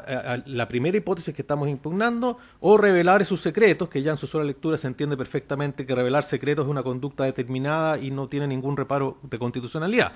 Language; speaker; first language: Spanish; native; Spanish